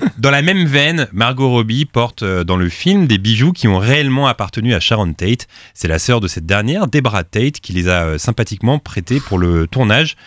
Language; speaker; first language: French; native; French